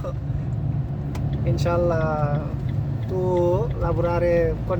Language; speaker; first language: Italian; non-native, learner; Bangla